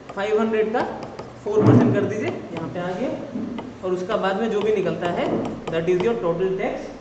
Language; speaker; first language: Hindi; non-native, local second language; Assamese